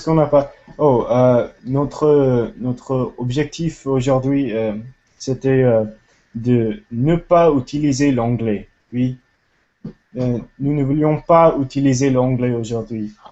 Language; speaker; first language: French; non-native, learner; English